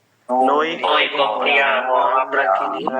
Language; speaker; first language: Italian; non-native, learner; Bangla